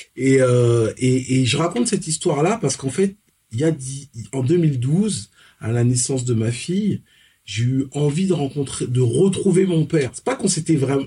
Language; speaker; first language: French; early bilingual, other home language; Fon